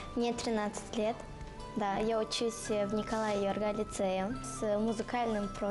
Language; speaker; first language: Russian; non-native, local second language; Romanian